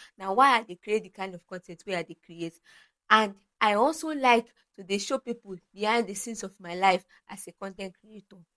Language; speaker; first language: Nigerian Pidgin; non-native, local second language; Yoruba